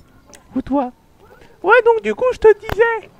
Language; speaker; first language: French; native; French